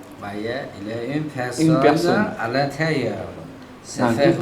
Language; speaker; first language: French; non-native, learner; Chinese